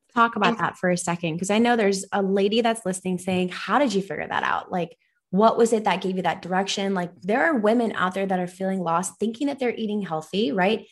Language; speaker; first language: English; native; English